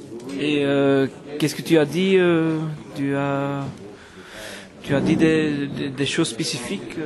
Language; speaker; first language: French; non-native, local second language; Dutch